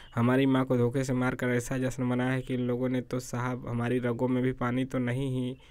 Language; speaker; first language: Hindi; native; Hindi